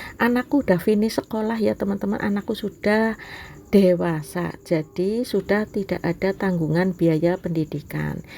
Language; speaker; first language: Indonesian; non-native, local second language; Javanese